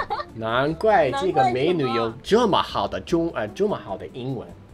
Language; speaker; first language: Chinese; non-native, fluent; English